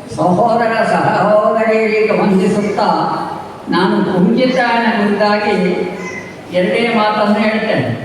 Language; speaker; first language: Kannada; non-native, local second language; Tulu